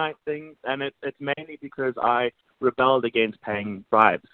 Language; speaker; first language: English; native; English